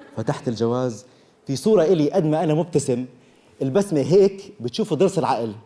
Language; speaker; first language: Arabic; early bilingual, other home language; Korean